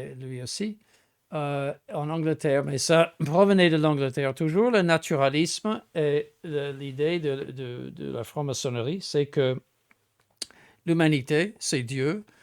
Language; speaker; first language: French; non-native, fluent; English